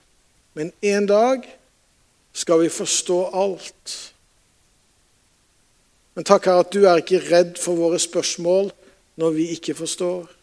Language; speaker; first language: Norwegian; native; Norwegian